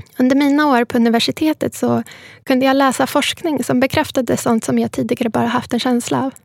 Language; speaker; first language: Swedish; early bilingual, other home language; Spanish